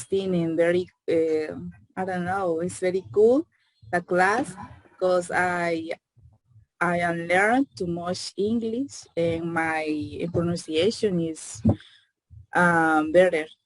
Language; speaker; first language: English; non-native, learner; Spanish